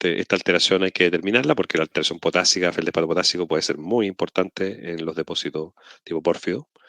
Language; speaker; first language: Spanish; native; Spanish